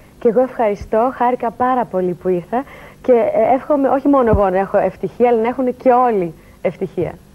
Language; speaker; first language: Greek; early bilingual, heritage; Greek